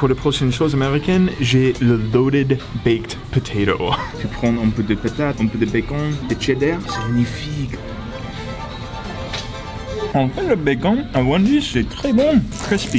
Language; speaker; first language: French; non-native, learner; English